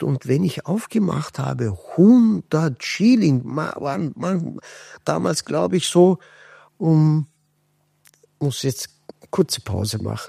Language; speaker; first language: German; non-native, fluent; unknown